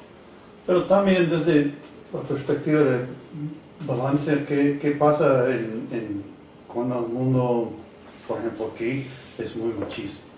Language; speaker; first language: Spanish; non-native, fluent; English